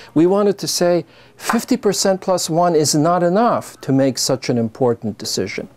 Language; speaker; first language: English; native; English